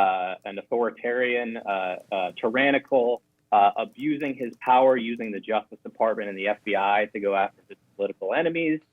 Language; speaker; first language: English; native; English